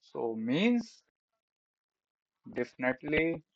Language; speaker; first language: English; non-native, local second language; Hindi